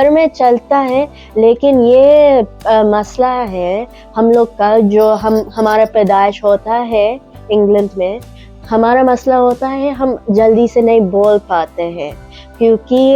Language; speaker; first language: Hindi; early bilingual, heritage; English